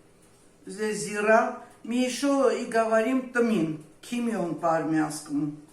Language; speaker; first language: Russian; non-native, fluent; Armenian